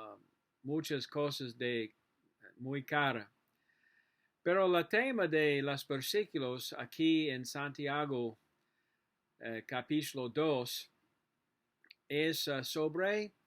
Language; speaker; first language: Spanish; non-native, learner; English